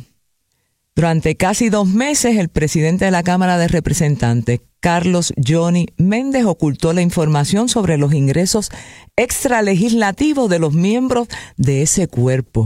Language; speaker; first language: Spanish; native; Spanish